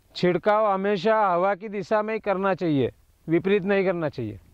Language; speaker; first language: Hindi; native; Hindi